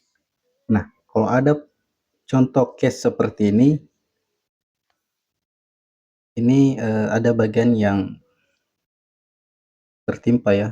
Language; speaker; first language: Indonesian; native; Indonesian